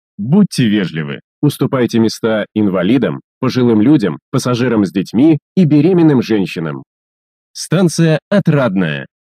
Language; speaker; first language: Russian; native; Russian